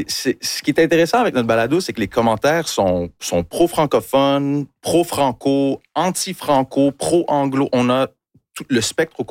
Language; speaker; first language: French; early bilingual, other home language; English